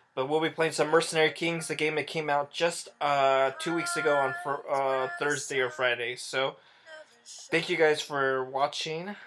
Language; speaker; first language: English; native; English